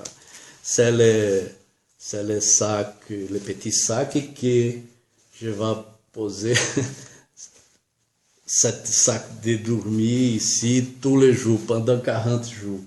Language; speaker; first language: French; non-native, learner; Portuguese